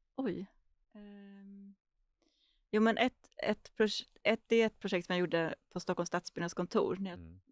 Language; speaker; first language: Swedish; native; Swedish